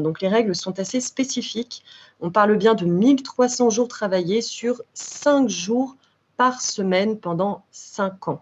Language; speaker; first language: French; native; French